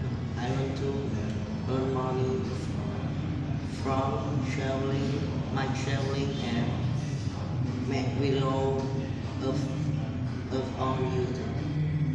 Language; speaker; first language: English; non-native, learner; Vietnamese